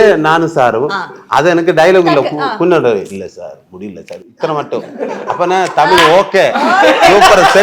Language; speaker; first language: Tamil; non-native, learner; Malayalam